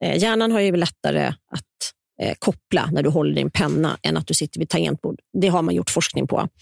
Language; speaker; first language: Swedish; native; Swedish